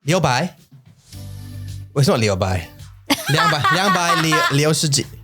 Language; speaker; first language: Chinese; non-native, learner; English